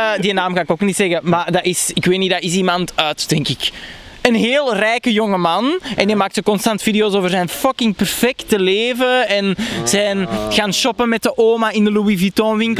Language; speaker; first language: Dutch; native; Dutch